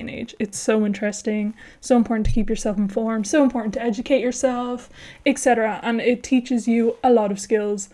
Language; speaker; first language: English; native; English